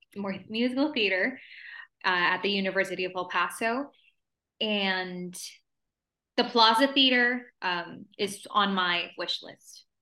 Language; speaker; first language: English; early bilingual, other home language; Spanish